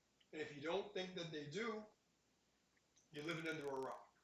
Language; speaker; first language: English; native; English